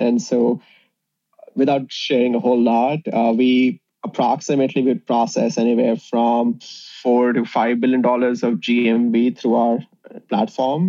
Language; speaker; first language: English; non-native, local second language; Hindi